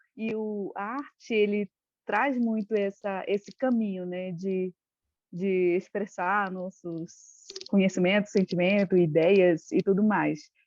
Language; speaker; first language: Portuguese; non-native, local second language; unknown